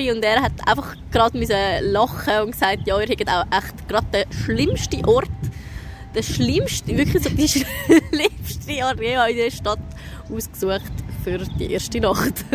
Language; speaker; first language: German; native; German